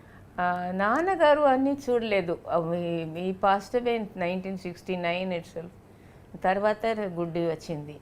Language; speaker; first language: Telugu; non-native, fluent; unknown